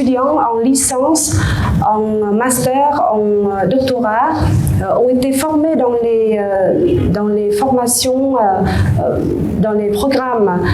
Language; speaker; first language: French; non-native, fluent; Vietnamese